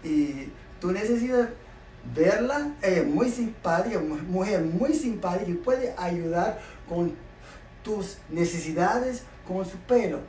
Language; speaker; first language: Spanish; non-native, learner; English